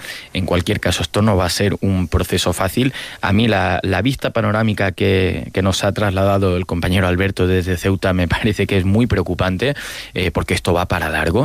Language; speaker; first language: Spanish; native; Spanish